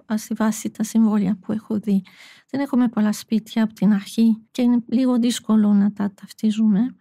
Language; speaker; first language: Greek; non-native, fluent; French